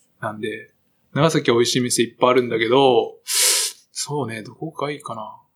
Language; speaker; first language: Japanese; native; Japanese